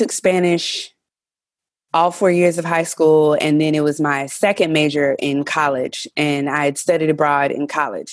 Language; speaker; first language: English; native; English